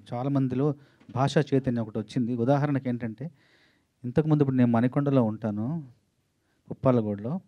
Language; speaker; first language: Telugu; native; Telugu